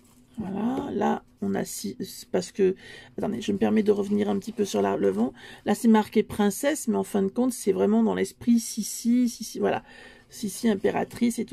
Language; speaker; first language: French; native; French